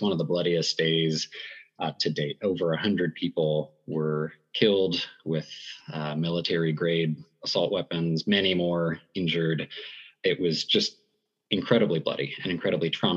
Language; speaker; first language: English; native; English